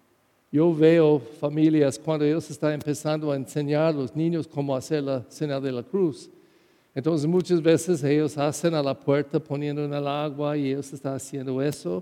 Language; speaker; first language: Spanish; non-native, fluent; English